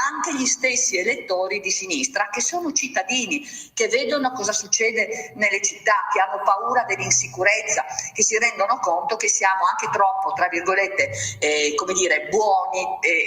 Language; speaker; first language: Italian; native; Italian